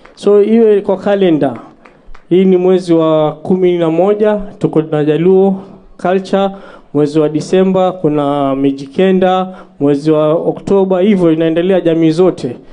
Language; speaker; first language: Swahili; native; Swahili